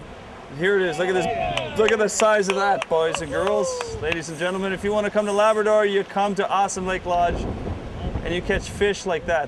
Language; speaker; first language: English; native; English